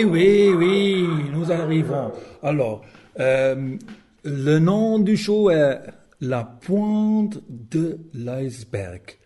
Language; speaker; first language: French; non-native, learner; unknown